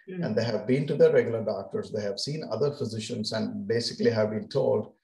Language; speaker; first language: English; non-native, local second language; Kannada